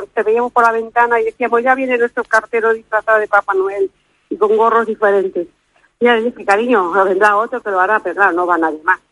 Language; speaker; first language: Spanish; native; Spanish